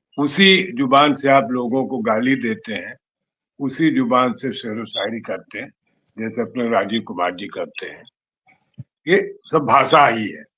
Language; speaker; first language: Hindi; native; Hindi